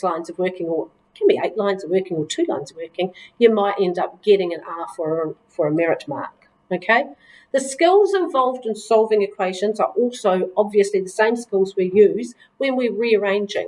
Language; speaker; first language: English; native; English